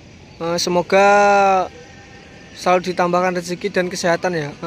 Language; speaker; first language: Indonesian; native; Indonesian